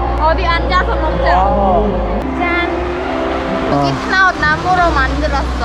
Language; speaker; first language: Korean; non-native, fluent; Khmer